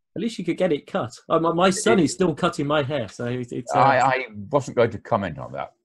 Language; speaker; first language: English; native; English